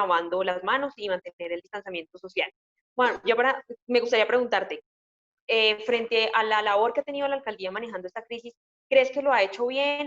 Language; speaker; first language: Spanish; native; Spanish